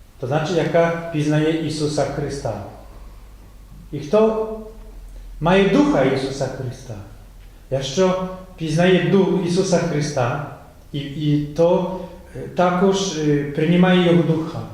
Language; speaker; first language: Ukrainian; non-native, fluent; Polish